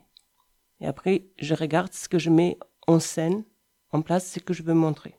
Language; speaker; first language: French; non-native, fluent; German